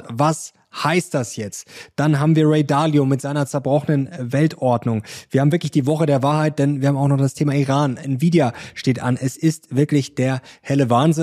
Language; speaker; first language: German; native; German